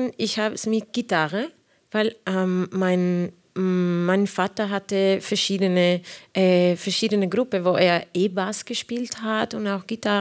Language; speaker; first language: German; non-native, fluent; Spanish